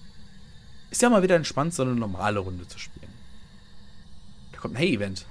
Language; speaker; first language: German; native; German